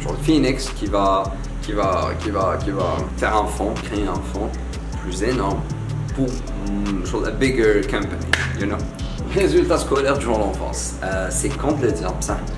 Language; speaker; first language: French; non-native, local second language; Arabic